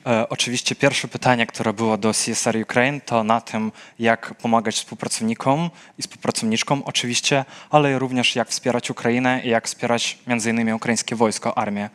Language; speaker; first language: Polish; non-native, fluent; Ukrainian